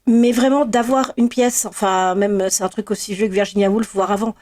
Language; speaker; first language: French; native; French